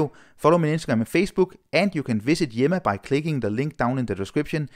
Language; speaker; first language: English; non-native, fluent; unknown